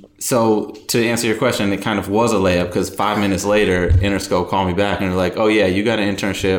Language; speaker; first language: English; native; English